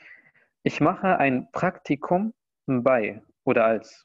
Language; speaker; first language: German; non-native, fluent; Spanish